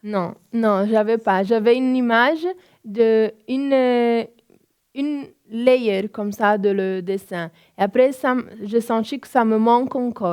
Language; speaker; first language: French; non-native, fluent; Portuguese